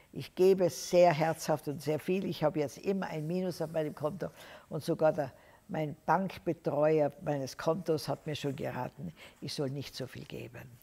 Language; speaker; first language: German; native; German